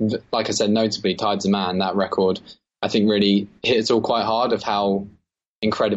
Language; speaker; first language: English; native; English